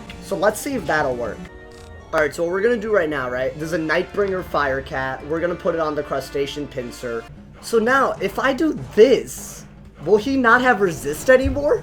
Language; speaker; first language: English; native; English